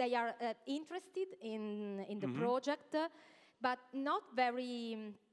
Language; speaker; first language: English; non-native, learner; Italian